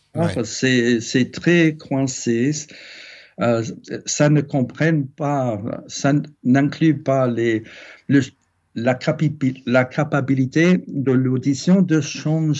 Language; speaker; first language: French; non-native, fluent; English